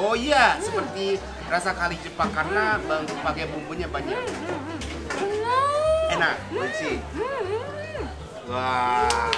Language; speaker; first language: Indonesian; non-native, fluent; Japanese